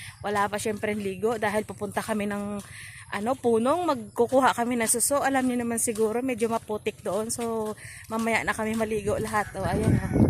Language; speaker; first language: Filipino; non-native, local second language; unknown